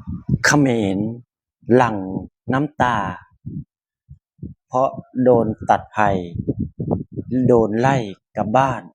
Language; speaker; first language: Thai; non-native, local second language; Lao